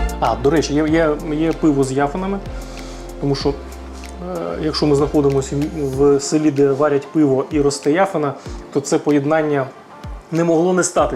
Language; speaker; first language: Ukrainian; native; Ukrainian